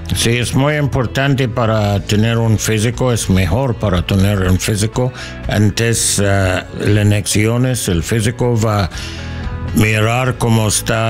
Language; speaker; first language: Spanish; non-native, learner; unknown